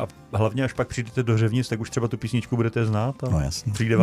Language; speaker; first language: Czech; native; Czech